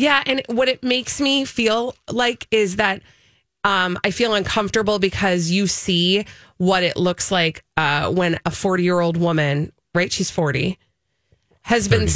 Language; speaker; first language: English; native; English